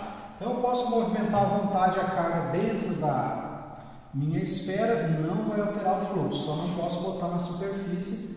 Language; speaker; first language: Portuguese; native; Portuguese